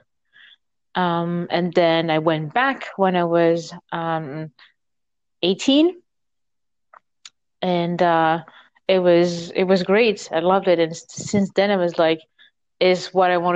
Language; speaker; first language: English; non-native, fluent; French